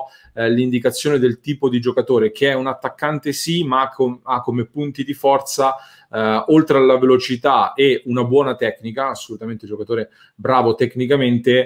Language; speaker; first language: Italian; native; Italian